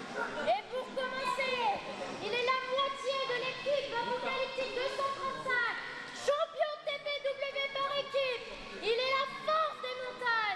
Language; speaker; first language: French; native; French